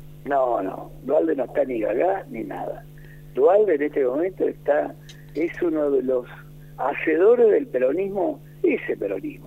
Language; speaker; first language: Spanish; native; Spanish